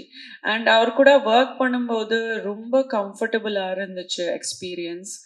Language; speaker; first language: Tamil; non-native, local second language; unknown